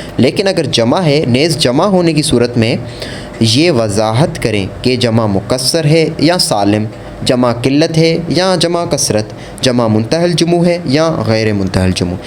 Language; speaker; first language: Urdu; native; Urdu